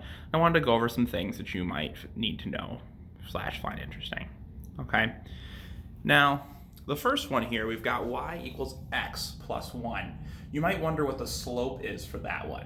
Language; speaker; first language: English; native; English